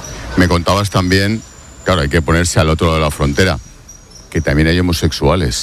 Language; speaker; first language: Spanish; native; Spanish